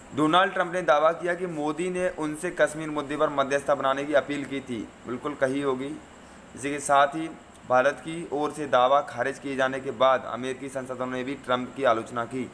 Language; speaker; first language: Hindi; native; Hindi